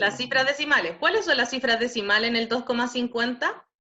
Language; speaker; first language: Spanish; native; Spanish